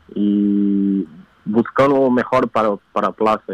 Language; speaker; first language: Spanish; non-native, learner; Portuguese